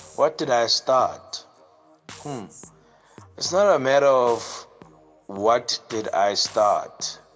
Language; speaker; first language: English; non-native, local second language; Southern Sotho